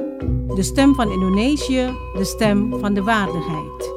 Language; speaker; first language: Dutch; non-native, fluent; Indonesian